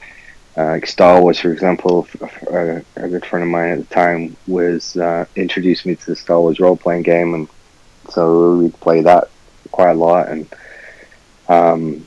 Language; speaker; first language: English; native; English